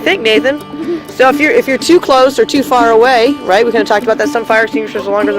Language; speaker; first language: English; native; English